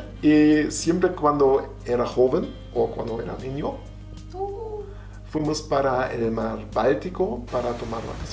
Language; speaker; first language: Spanish; non-native, fluent; German